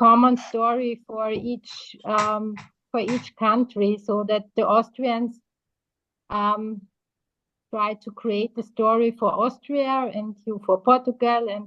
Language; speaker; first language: English; non-native, fluent; German